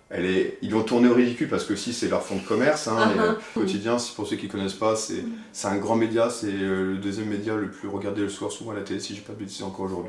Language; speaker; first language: French; native; French